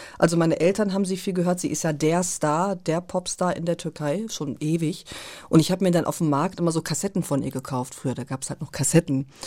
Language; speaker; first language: German; native; German